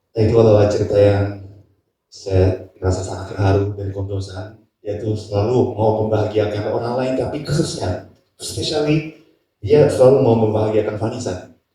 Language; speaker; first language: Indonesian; non-native, fluent; Japanese